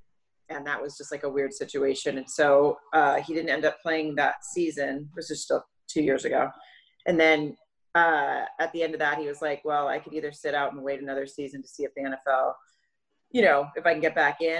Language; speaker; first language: English; native; English